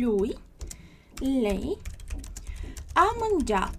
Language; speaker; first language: Italian; non-native, fluent; Portuguese